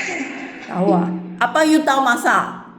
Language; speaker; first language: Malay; non-native, local second language; Chinese